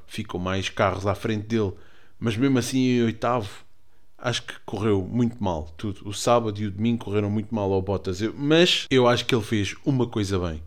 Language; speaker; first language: Portuguese; native; Portuguese